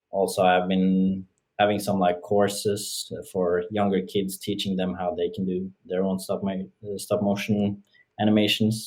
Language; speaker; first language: English; non-native, fluent; Norwegian